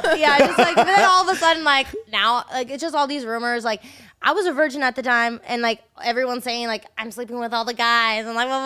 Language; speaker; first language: English; native; English